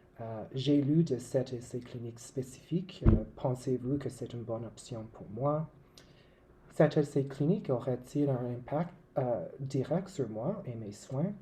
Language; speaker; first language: French; non-native, local second language; English